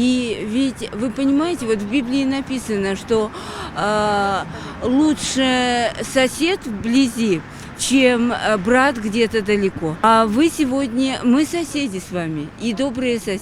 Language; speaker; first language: Russian; non-native, local second language; Armenian